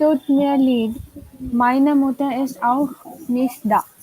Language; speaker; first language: German; non-native, learner; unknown